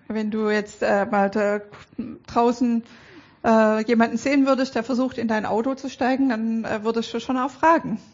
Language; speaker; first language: German; native; German